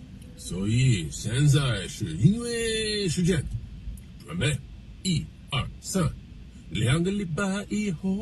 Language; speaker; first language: Chinese; non-native, learner; English